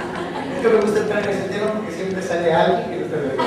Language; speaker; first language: Spanish; native; Spanish